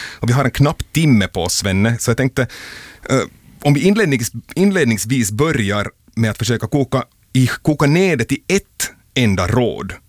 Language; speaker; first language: Swedish; native; Swedish